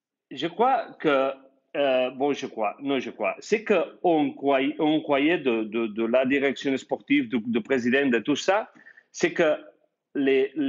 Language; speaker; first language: French; non-native, fluent; Spanish